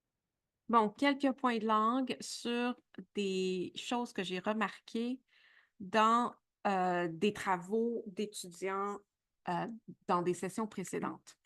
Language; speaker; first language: French; native; French